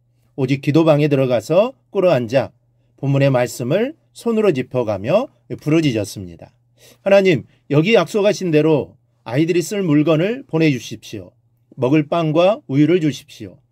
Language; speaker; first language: Korean; native; Korean